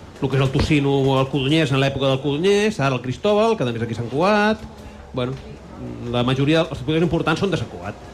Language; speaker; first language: Catalan; native; Catalan